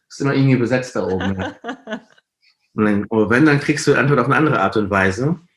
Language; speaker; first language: German; non-native, fluent; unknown